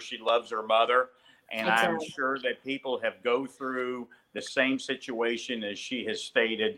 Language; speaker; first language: English; native; English